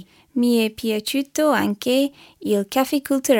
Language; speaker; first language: Italian; non-native, learner; English